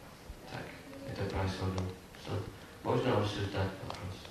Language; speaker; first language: Russian; non-native, fluent; English